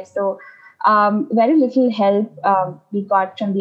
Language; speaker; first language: English; non-native, local second language; Nepali